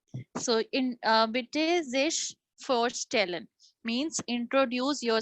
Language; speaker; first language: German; non-native, fluent; Hindi